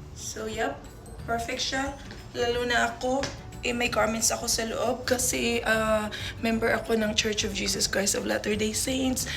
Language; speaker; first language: Filipino; non-native, local second language; Hiligaynon